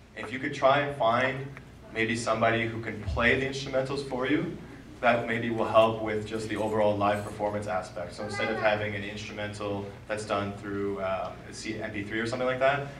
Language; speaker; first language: English; native; English